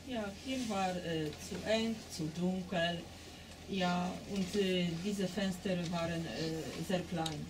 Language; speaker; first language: German; non-native, learner; Polish